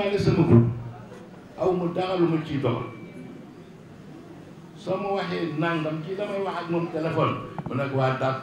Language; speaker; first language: French; non-native, local second language; Wolof